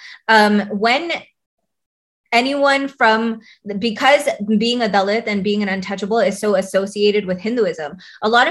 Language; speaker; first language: English; native; English